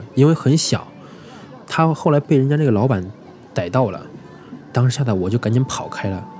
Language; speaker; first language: Chinese; native; Chinese